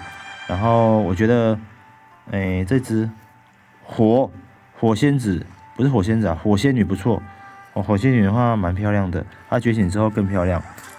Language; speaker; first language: Chinese; native; Chinese